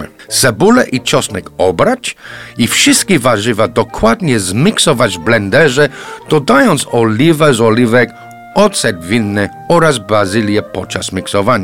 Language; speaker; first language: Polish; non-native, fluent; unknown